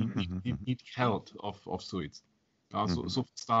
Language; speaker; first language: Dutch; non-native, learner; German